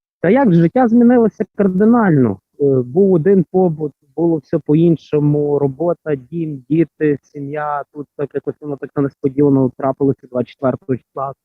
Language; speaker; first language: Ukrainian; native; Ukrainian